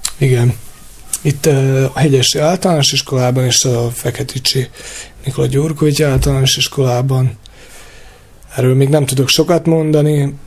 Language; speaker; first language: Hungarian; native; Hungarian